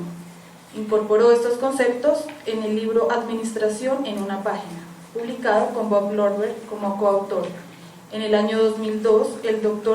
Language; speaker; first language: Spanish; native; Spanish